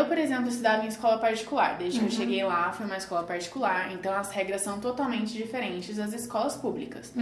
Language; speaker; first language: Portuguese; early bilingual, heritage; Portuguese